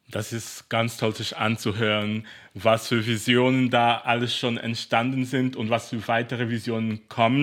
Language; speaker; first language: German; native; German